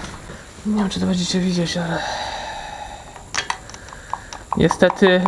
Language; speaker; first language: Polish; native; Polish